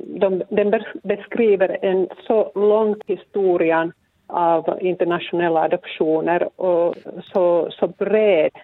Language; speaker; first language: Swedish; non-native, local second language; Finnish